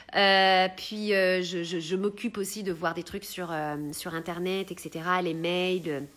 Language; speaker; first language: French; early bilingual, heritage; Italian